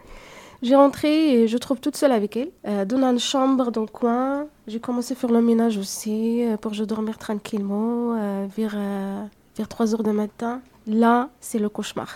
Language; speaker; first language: French; non-native, learner; Arabic